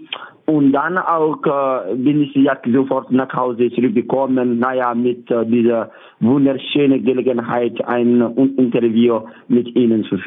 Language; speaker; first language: German; non-native, learner; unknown